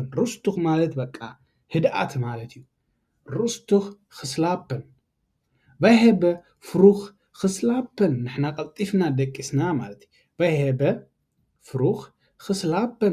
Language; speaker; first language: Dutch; non-native, learner; Tigrinya